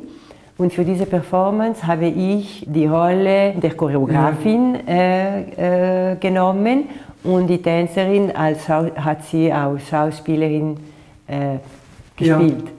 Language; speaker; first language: German; non-native, fluent; Italian